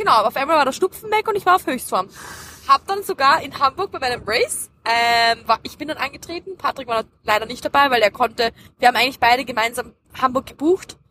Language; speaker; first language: German; early bilingual, other home language; Dutch